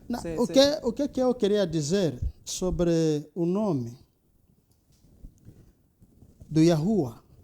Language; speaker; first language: Portuguese; non-native, local second language; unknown